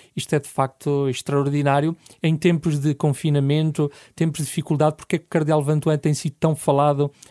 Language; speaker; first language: Portuguese; native; Portuguese